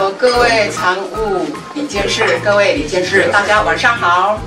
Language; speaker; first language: Chinese; native; Chinese